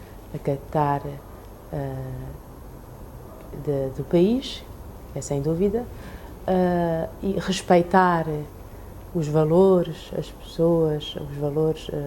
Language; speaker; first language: Portuguese; early bilingual, other home language; Chinese